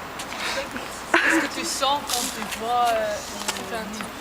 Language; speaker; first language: French; non-native, learner; Dutch